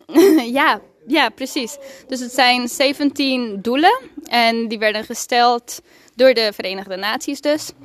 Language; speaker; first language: Dutch; non-native, fluent; Spanish